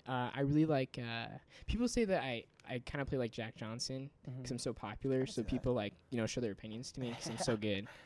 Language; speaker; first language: English; native; English